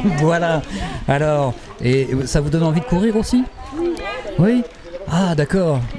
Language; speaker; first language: French; native; French